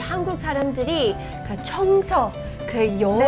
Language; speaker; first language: Korean; non-native, fluent; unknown